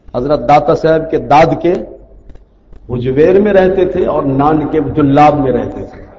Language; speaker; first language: Urdu; non-native, local second language; Saraiki